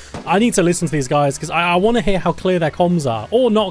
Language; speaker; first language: English; native; English